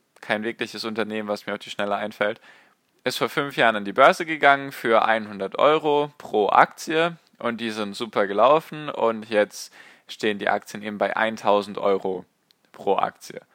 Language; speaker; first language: German; native; German